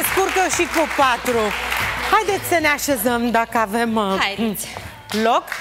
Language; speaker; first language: Romanian; native; Romanian